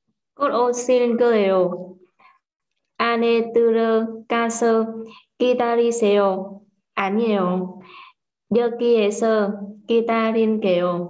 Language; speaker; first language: Korean; non-native, learner; Vietnamese